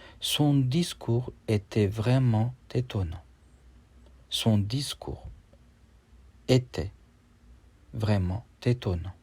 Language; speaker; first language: French; non-native, fluent; Turkish